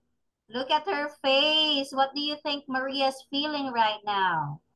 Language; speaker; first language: English; non-native, fluent; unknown